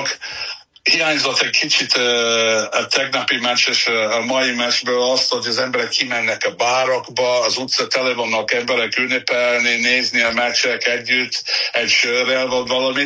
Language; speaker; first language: Hungarian; non-native, fluent; English